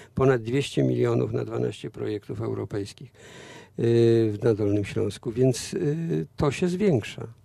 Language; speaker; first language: Polish; native; Polish